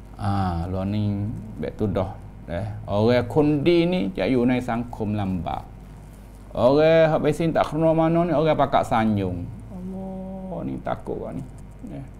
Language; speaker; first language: Malay; native; Malay